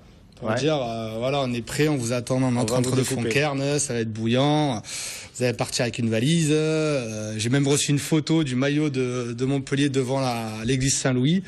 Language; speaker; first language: French; native; French